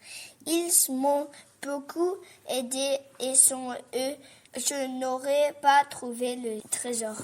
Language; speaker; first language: French; early bilingual, heritage; French